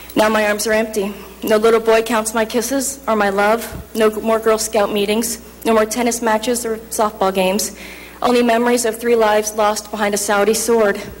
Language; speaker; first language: English; native; English